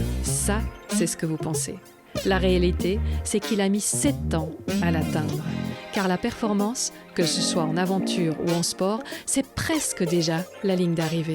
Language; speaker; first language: French; native; French